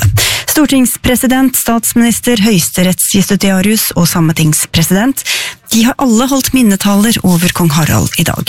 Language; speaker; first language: Norwegian; native; Norwegian